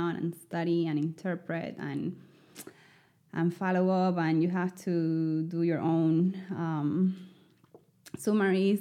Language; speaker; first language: English; non-native, fluent; Spanish